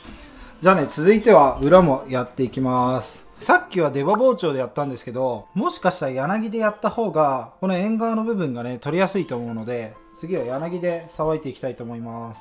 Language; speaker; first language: Japanese; native; Japanese